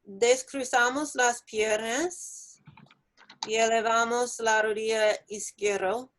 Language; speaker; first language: Spanish; non-native, learner; English